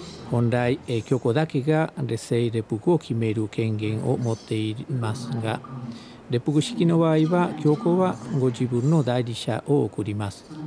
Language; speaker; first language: Japanese; non-native, fluent; Spanish